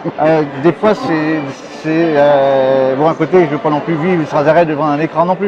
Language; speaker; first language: French; native; French